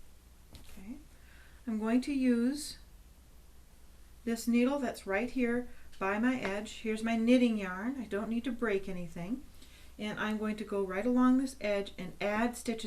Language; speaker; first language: English; native; English